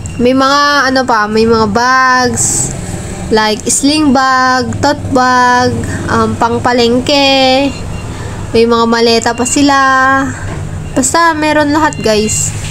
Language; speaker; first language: Filipino; non-native, local second language; Iloko